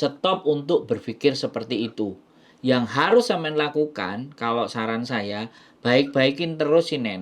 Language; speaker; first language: Indonesian; non-native, local second language; Javanese